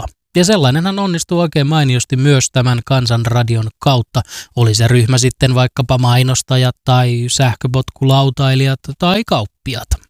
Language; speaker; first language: Finnish; native; Finnish